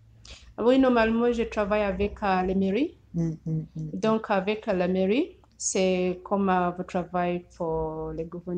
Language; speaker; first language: French; non-native, learner; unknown